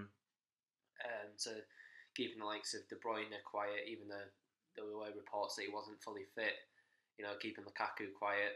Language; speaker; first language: English; native; English